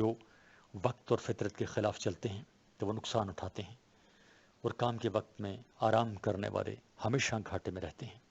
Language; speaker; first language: Urdu; non-native, local second language; Pashto